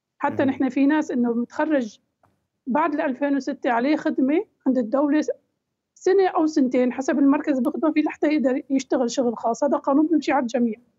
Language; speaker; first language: Arabic; native; Arabic